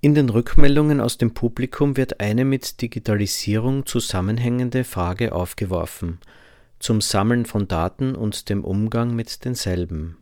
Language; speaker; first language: German; native; German